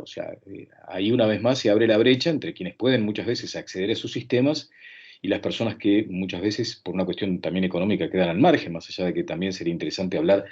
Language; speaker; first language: Spanish; native; Spanish